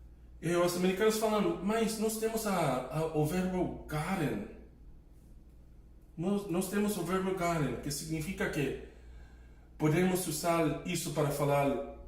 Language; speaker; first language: Portuguese; non-native, fluent; English